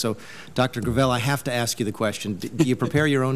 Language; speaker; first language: English; native; English